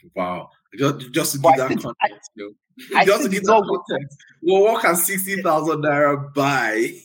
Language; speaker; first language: English; non-native, local second language; Yoruba